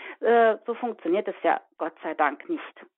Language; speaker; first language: German; native; German